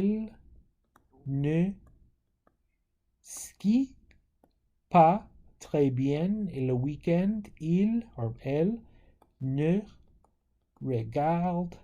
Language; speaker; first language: French; non-native, fluent; English